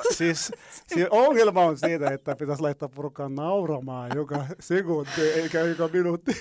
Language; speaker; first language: Finnish; non-native, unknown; Arabic